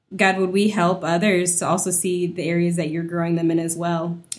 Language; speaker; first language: English; native; English